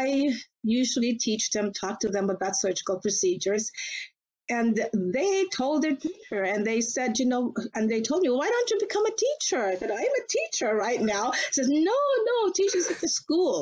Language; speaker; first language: English; non-native, local second language; Filipino